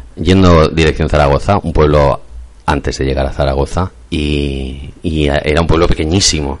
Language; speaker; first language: Spanish; non-native, local second language; Catalan